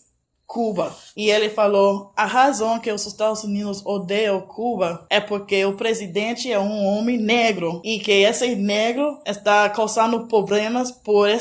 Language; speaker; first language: Portuguese; non-native, fluent; English